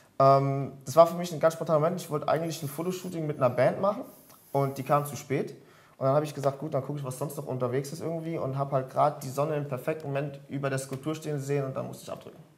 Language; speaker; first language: German; early bilingual, other home language; French